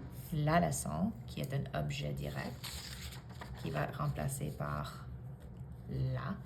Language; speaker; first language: French; non-native, fluent; English